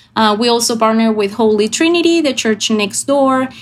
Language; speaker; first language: English; non-native, fluent; Spanish